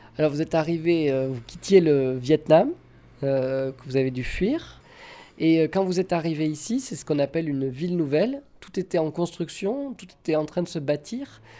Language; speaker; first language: French; native; French